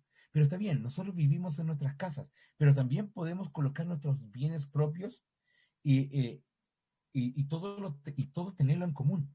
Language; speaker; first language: Spanish; native; Spanish